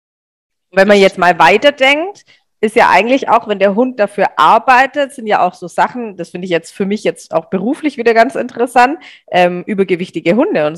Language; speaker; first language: German; native; German